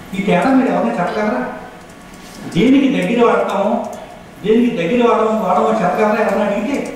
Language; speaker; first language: Telugu; native; Telugu